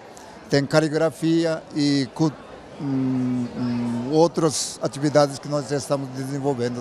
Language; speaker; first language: Portuguese; non-native, learner; Japanese